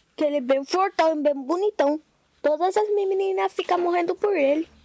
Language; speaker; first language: Portuguese; early bilingual, other home language; Spanish